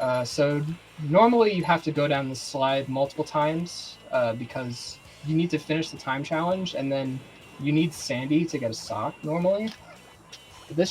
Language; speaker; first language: English; native; English